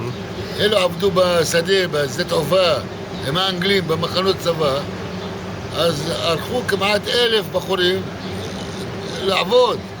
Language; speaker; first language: Hebrew; non-native, local second language; Arabic